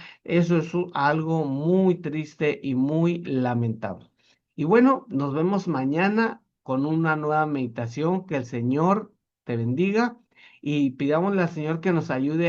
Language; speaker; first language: Spanish; native; Spanish